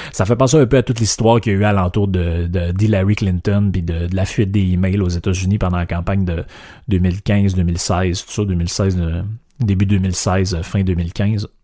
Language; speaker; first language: French; native; French